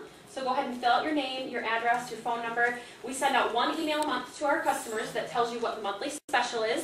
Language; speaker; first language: English; native; English